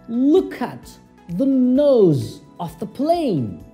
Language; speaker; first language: English; non-native, fluent; Turkish